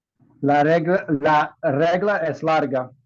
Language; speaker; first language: Spanish; non-native, learner; English